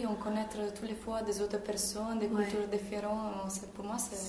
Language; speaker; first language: French; non-native, fluent; Italian